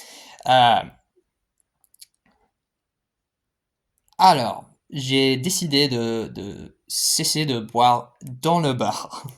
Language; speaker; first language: French; non-native, fluent; English